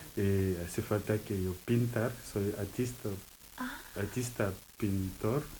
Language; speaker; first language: Spanish; non-native, learner; Haitian Creole